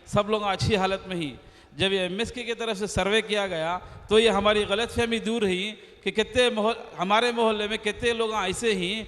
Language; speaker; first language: Hindi; non-native, local second language; Urdu